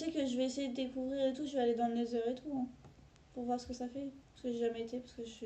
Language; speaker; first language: French; native; French